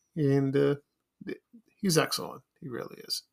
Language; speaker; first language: English; native; English